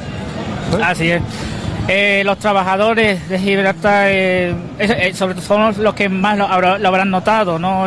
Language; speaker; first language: Spanish; native; Spanish